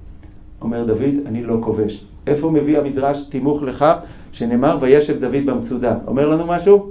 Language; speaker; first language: Hebrew; native; Hebrew